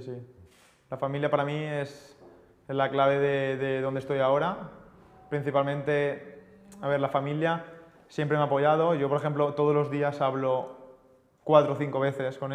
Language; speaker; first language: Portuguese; non-native, learner; Spanish